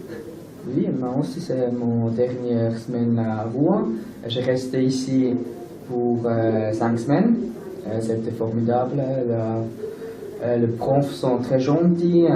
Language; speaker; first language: French; non-native, local second language; German